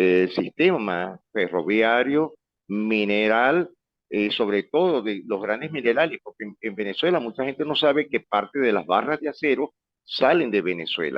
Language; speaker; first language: Spanish; native; Spanish